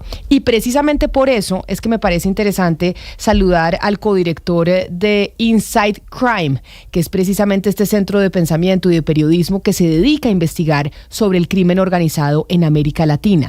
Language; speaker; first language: Spanish; native; Spanish